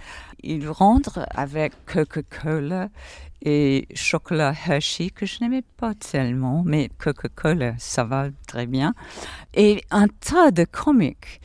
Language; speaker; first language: French; non-native, fluent; English